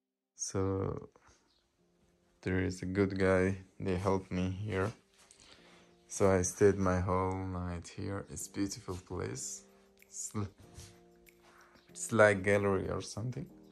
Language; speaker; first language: English; non-native, local second language; Bangla